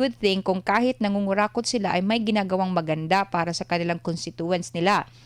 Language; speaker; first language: Filipino; non-native, local second language; Cebuano